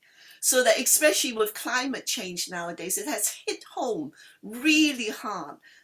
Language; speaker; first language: English; non-native, local second language; Cantonese